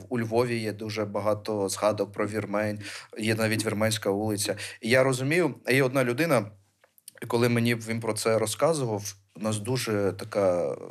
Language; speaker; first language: Ukrainian; early bilingual, other home language; Armenian